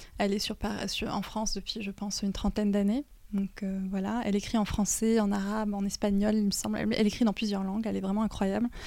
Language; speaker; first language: French; native; French